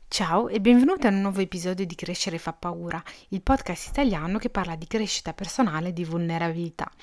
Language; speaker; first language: Italian; early bilingual, other home language; Arabic